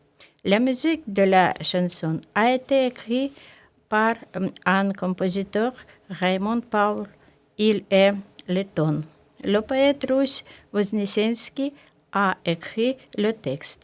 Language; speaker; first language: French; non-native, learner; Russian